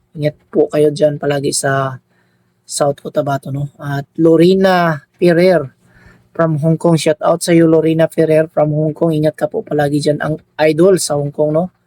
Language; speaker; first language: Filipino; non-native, local second language; Cebuano